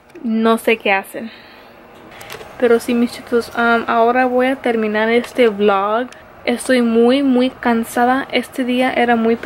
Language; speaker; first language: Spanish; early bilingual, other home language; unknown